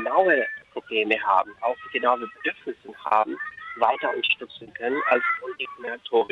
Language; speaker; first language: German; non-native, fluent; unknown